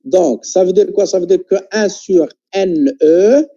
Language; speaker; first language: French; non-native, local second language; Arabic